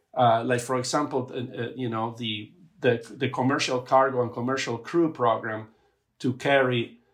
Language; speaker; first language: English; non-native, fluent; Spanish